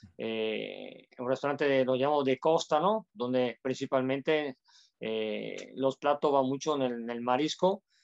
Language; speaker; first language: Spanish; non-native, fluent; Italian